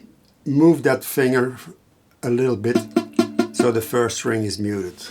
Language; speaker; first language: English; non-native, fluent; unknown